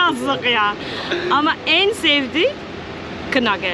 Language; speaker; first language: Turkish; non-native, learner; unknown